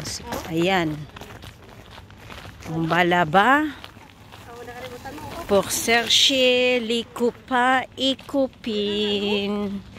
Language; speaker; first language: French; non-native, learner; Filipino